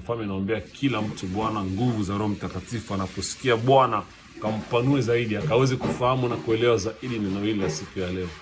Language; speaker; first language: Swahili; native; Swahili